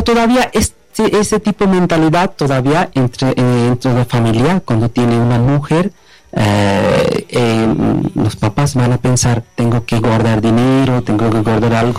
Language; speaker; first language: Spanish; non-native, learner; Bangla